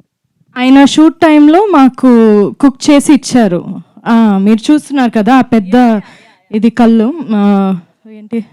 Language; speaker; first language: Telugu; non-native, fluent; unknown